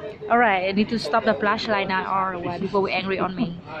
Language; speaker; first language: English; non-native, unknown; Vietnamese